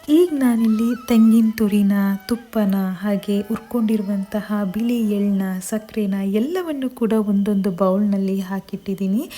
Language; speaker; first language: Kannada; non-native, local second language; Kodava